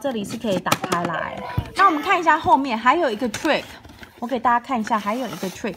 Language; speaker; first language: Chinese; native; Chinese